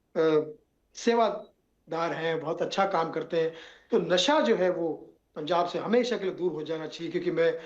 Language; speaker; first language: Hindi; native; Hindi